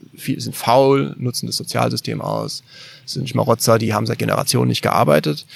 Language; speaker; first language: German; native; German